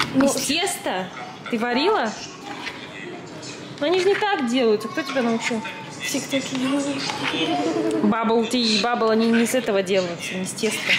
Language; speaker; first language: Russian; native; Russian